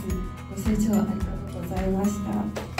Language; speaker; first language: Japanese; non-native, learner; Chinese